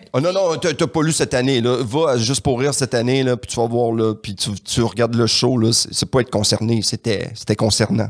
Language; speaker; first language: French; native; French